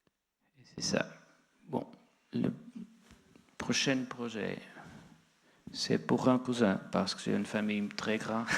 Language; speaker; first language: French; non-native, fluent; Portuguese